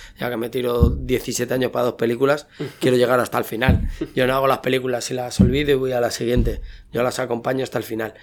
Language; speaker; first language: Spanish; native; Spanish